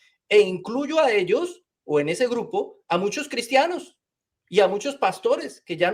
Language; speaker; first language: Spanish; native; Spanish